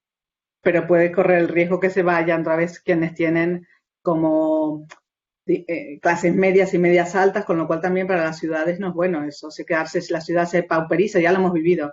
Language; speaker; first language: Spanish; native; Spanish